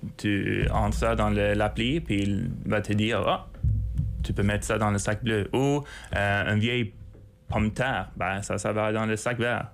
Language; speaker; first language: French; non-native, fluent; Swedish